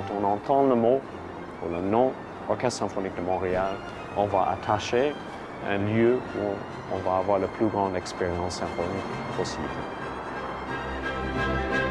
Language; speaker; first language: French; non-native, fluent; English